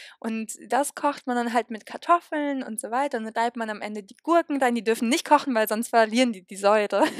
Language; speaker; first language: German; early bilingual, other home language; Polish